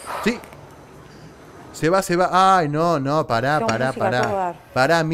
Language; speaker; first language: Spanish; native; Spanish